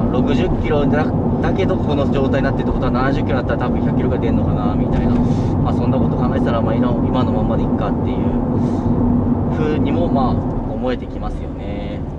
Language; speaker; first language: Japanese; native; Japanese